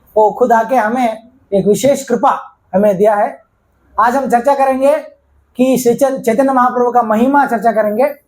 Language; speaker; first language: Hindi; non-native, local second language; Kannada